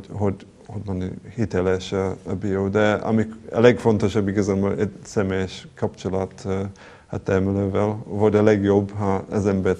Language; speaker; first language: Hungarian; non-native, fluent; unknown